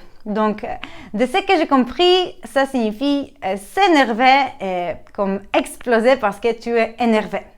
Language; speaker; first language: French; non-native, learner; Polish